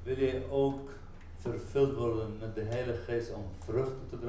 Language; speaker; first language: Dutch; non-native, fluent; Arabic